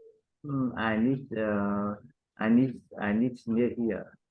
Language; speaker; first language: English; non-native, learner; Vietnamese